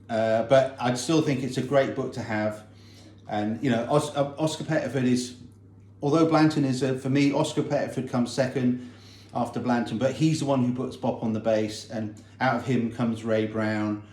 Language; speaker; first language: English; native; English